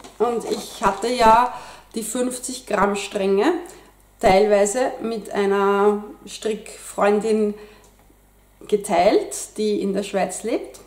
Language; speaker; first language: German; native; German